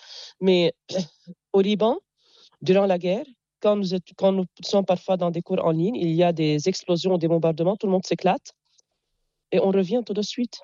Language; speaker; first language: French; non-native, local second language; Arabic